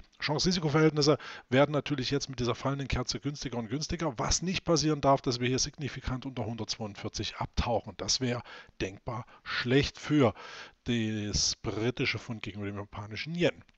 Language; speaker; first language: German; native; German